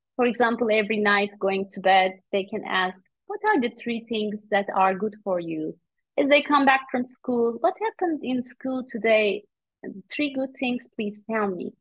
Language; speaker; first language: English; non-native, fluent; Turkish